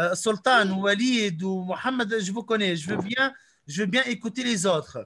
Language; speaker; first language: French; non-native, local second language; Arabic